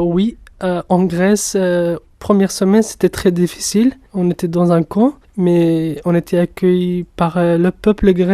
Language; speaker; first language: French; non-native, fluent; Kurdish